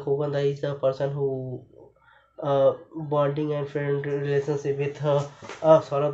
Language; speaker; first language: English; non-native, learner; Bangla